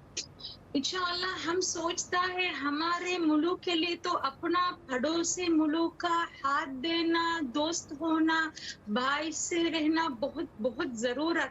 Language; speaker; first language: Hindi; non-native, learner; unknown